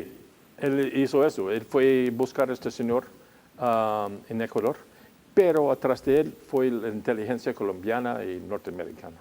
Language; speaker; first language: Spanish; non-native, fluent; English